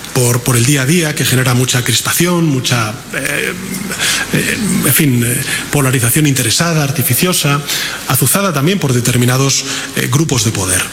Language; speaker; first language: Spanish; native; Spanish